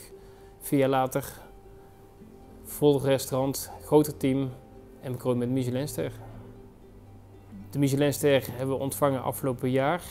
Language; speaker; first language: Dutch; native; Dutch